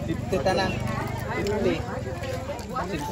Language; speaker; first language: Filipino; non-native, local second language; Cebuano